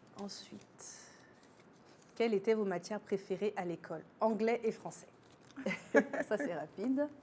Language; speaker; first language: French; native; French